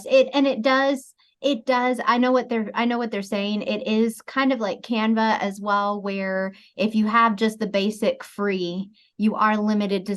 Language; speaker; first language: English; native; English